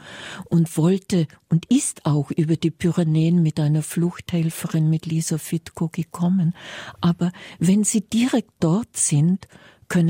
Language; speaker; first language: German; native; German